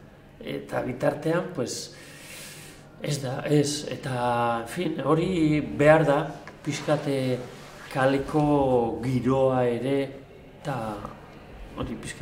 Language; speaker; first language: Basque; non-native, local second language; Spanish